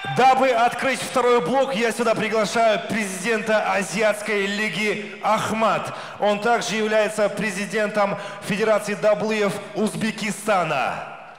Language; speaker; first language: Russian; non-native, local second language; Kyrgyz